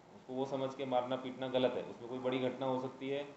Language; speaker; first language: Hindi; non-native, local second language; Marathi